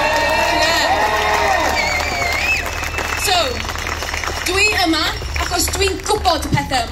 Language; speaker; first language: Welsh; non-native, local second language; English